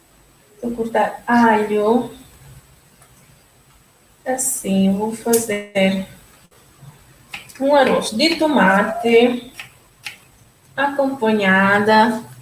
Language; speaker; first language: Portuguese; non-native, local second language; Tetum